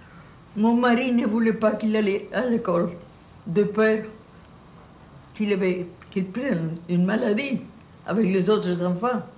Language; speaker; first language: French; non-native, fluent; Spanish